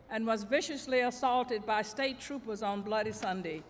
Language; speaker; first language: English; native; English